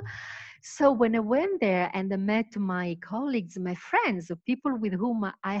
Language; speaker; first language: English; non-native, fluent; Italian